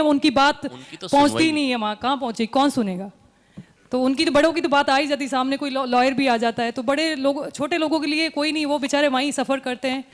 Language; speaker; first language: Hindi; native; Hindi